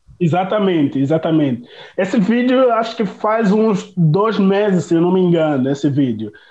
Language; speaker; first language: Portuguese; native; Portuguese